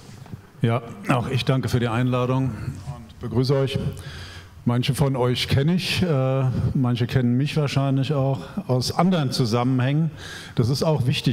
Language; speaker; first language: German; non-native, fluent; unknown